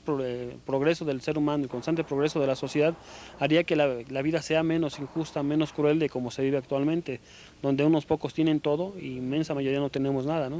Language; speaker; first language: Spanish; native; Spanish